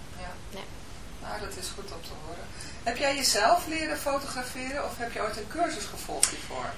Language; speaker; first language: Dutch; native; Dutch